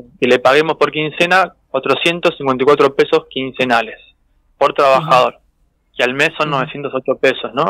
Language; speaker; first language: Spanish; native; Spanish